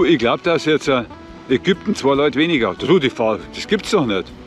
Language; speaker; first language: German; native; German